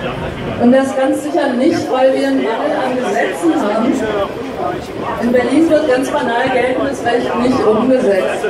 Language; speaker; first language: German; native; German